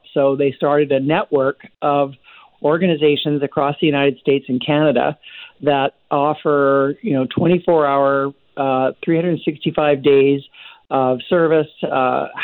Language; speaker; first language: English; native; English